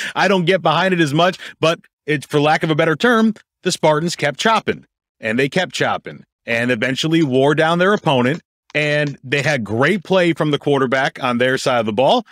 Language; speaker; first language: English; native; English